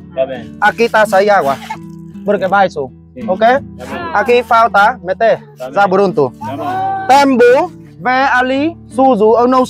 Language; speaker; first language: Portuguese; non-native, learner; Vietnamese